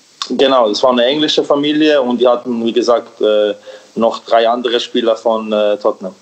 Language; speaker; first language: German; early bilingual, other home language; Serbian